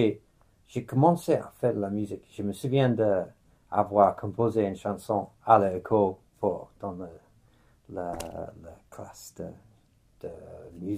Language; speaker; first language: French; non-native, fluent; English